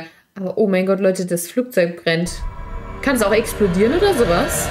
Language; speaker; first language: German; native; German